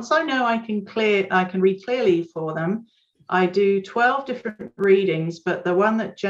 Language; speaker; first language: English; native; English